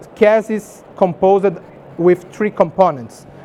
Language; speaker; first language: English; non-native, fluent; Portuguese